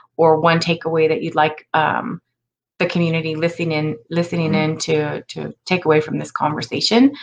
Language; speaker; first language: English; native; English